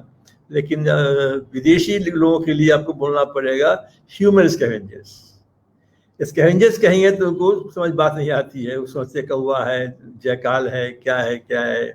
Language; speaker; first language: Hindi; native; Hindi